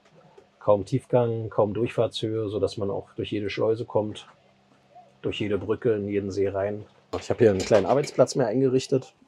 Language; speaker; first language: German; native; German